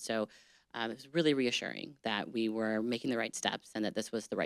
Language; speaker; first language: English; native; English